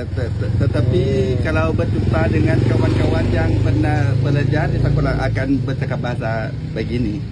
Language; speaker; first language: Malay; non-native, fluent; Thai